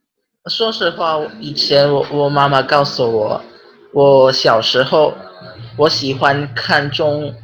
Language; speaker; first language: Chinese; non-native, learner; Filipino